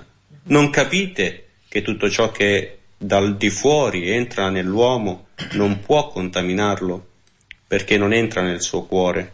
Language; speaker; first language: Italian; native; Italian